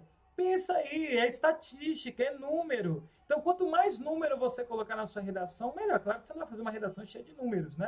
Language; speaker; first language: Portuguese; native; Portuguese